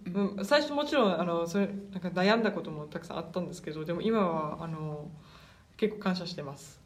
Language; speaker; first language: Japanese; early bilingual, other home language; German